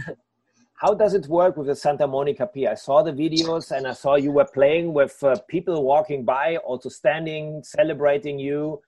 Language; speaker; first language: English; non-native, fluent; German